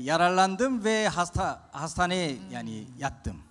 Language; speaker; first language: Turkish; non-native, fluent; Korean